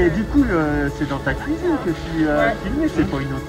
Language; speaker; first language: French; native; French